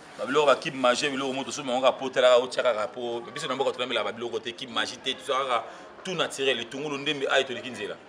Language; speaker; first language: Lingala; non-native, local second language; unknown